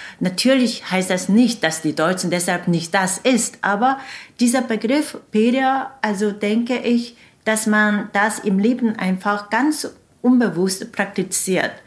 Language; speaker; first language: German; non-native, fluent; Korean